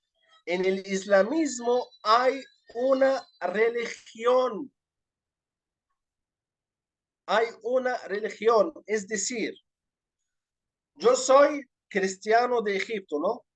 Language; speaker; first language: Spanish; non-native, fluent; Arabic